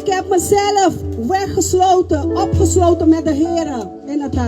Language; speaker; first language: Dutch; non-native, local second language; Papiamento